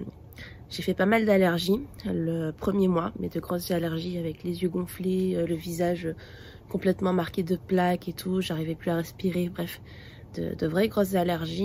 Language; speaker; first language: French; native; French